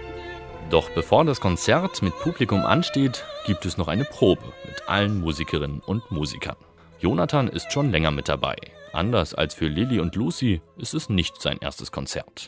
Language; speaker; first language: German; native; German